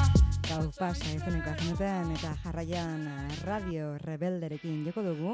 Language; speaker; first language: Basque; native; Basque